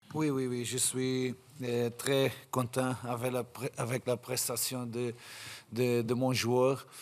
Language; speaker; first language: French; non-native, fluent; Portuguese